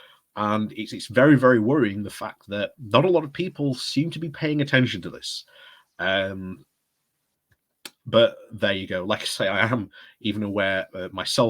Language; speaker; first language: English; native; English